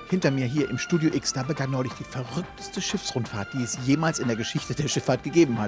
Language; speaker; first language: German; native; German